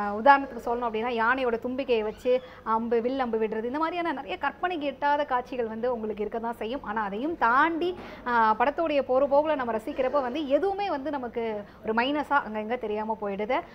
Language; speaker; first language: Tamil; native; Tamil